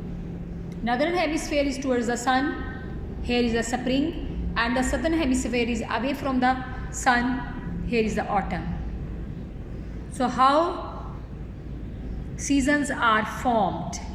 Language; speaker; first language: English; non-native, local second language; Urdu